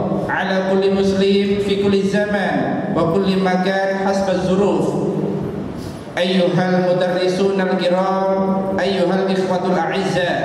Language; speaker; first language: Arabic; non-native, fluent; Indonesian